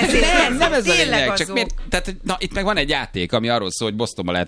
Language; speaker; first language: Hungarian; native; Hungarian